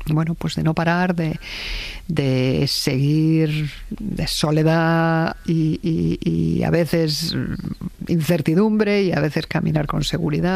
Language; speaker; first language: Spanish; native; Spanish